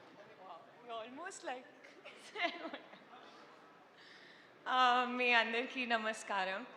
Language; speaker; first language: Telugu; non-native, learner; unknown